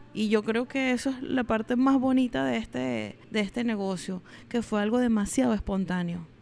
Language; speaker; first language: Spanish; native; Spanish